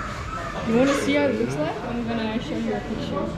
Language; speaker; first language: English; non-native, local second language; Dutch